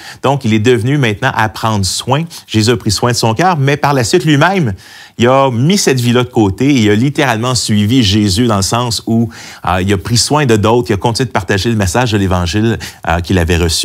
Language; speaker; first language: French; native; French